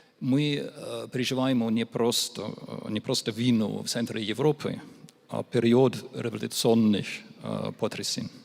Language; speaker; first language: Ukrainian; non-native, learner; English